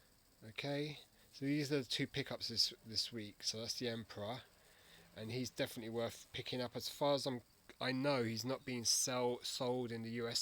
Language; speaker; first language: English; native; English